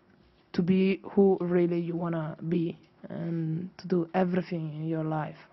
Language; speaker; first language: English; non-native, fluent; Italian